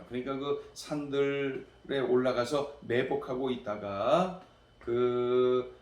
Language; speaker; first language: Korean; native; Korean